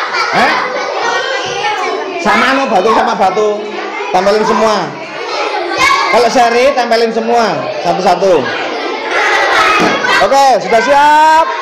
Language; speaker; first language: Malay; non-native, local second language; Javanese